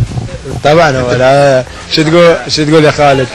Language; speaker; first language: Arabic; native; Arabic